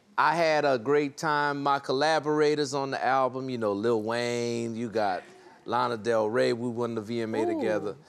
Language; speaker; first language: English; native; English